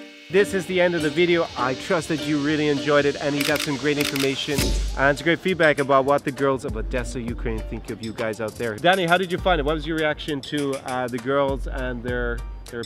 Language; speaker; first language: English; native; English